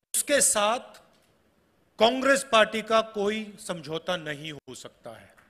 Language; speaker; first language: Hindi; native; Hindi